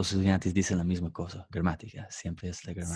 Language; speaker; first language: Spanish; non-native, fluent; English